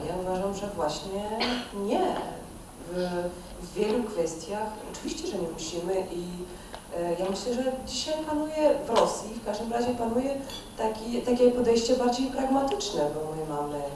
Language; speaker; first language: Polish; non-native, fluent; Russian